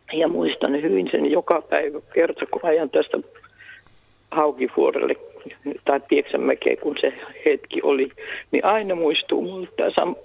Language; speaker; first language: Finnish; native; Finnish